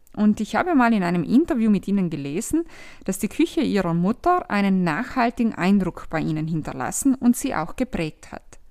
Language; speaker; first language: German; native; German